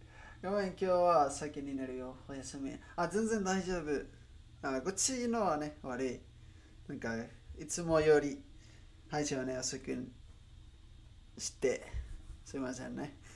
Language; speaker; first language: Japanese; non-native, learner; Spanish